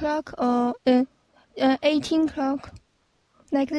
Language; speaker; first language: English; non-native, learner; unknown